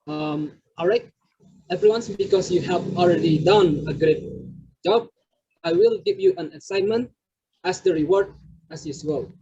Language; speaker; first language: English; non-native, learner; Indonesian